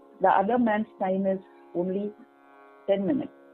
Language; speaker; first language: English; non-native, local second language; Malayalam